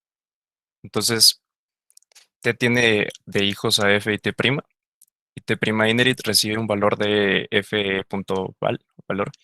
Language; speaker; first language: Spanish; native; Spanish